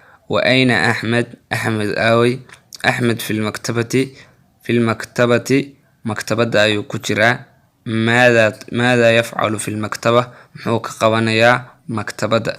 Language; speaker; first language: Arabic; non-native, fluent; Somali